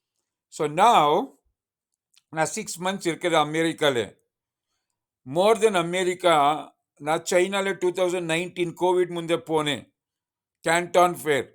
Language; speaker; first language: Tamil; non-native, learner; Kannada